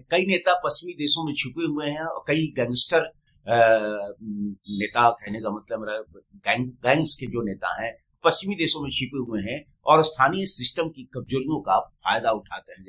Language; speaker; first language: Hindi; native; Hindi